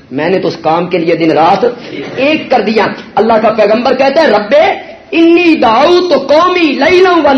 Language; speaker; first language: Urdu; non-native, local second language; Punjabi